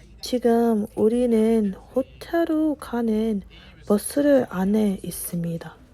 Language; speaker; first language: Korean; non-native, learner; English